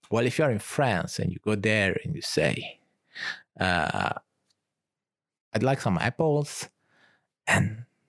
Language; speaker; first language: English; non-native, fluent; Italian